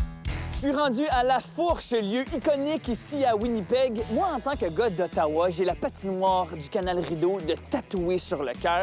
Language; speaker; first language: French; native; French